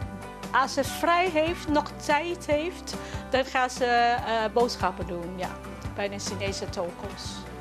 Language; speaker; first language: Dutch; non-native, fluent; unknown